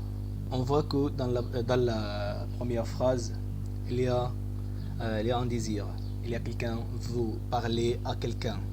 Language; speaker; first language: French; non-native, fluent; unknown